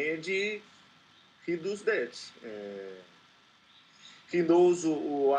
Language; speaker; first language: English; non-native, learner; Portuguese